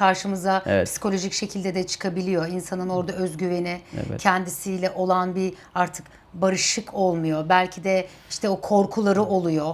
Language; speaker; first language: Turkish; native; Turkish